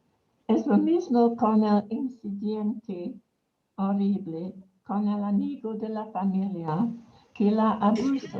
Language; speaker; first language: Spanish; non-native, fluent; English